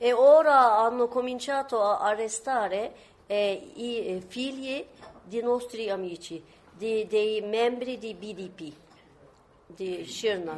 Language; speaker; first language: Italian; non-native, learner; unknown